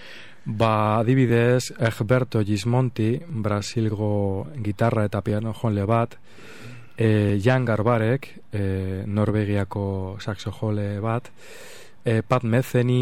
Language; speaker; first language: Basque; non-native, local second language; Spanish